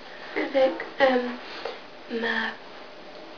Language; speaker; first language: French; non-native, learner; English